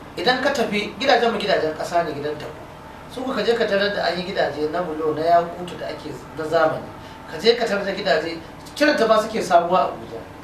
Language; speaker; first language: Hausa; native; Hausa